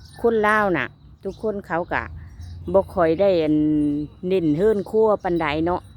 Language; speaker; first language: Thai; non-native, local second language; Lao